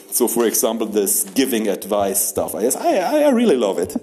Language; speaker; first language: English; non-native, fluent; German